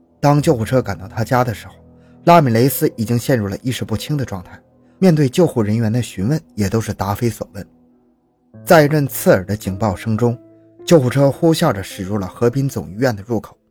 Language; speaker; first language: Chinese; native; Chinese